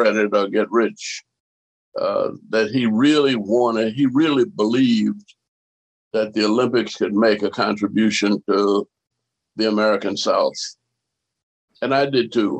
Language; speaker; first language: English; native; English